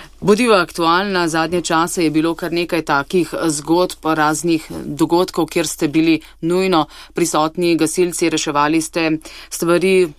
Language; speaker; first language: Slovenian; native; Slovenian